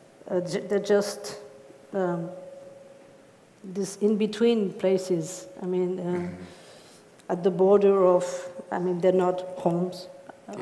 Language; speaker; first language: English; non-native, fluent; Spanish